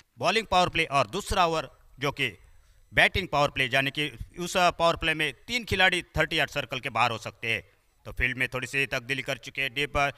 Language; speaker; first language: Hindi; non-native, local second language; Marathi